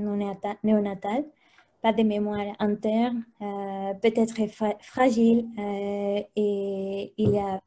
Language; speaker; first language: French; non-native, fluent; Spanish